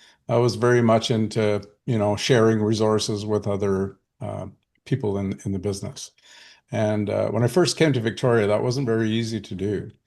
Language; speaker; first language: English; native; English